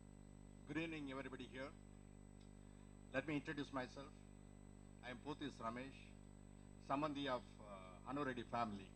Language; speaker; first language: English; non-native, local second language; Tamil